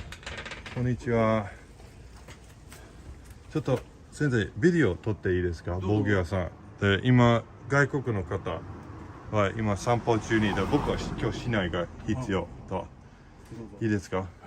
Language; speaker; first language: Japanese; non-native, learner; English